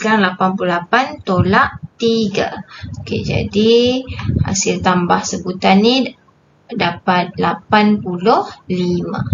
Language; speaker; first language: Malay; native; Malay